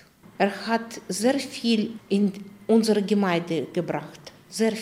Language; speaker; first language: German; non-native, fluent; Russian